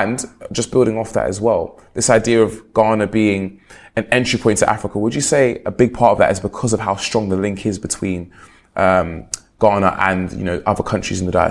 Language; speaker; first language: English; native; English